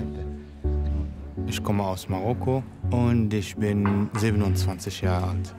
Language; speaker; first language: German; non-native, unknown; Arabic